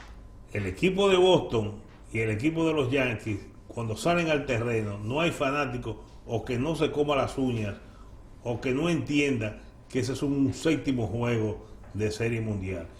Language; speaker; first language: Spanish; native; Spanish